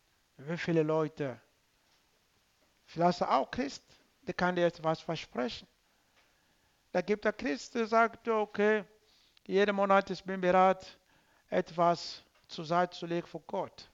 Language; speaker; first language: German; non-native, learner; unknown